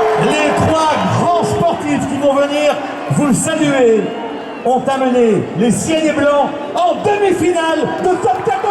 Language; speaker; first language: French; native; French